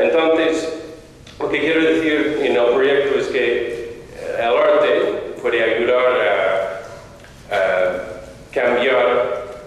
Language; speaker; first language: Spanish; non-native, fluent; English